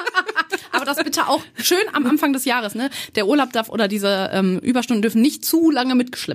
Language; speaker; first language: German; native; German